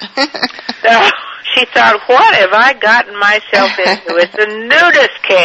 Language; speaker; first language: English; native; English